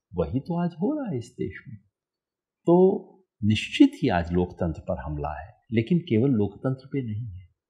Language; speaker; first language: Hindi; native; Hindi